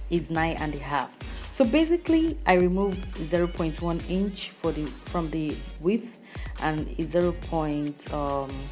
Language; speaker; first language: English; non-native, local second language; Yoruba